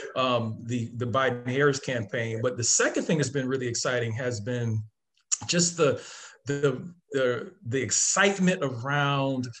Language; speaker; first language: English; native; English